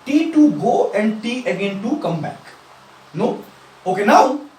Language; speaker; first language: English; non-native, local second language; Nepali